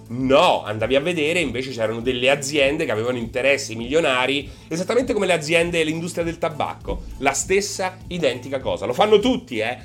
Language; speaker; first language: Italian; native; Italian